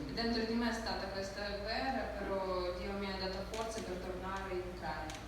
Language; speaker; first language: Italian; non-native, learner; Ukrainian